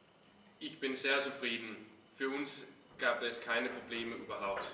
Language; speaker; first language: German; non-native, learner; Danish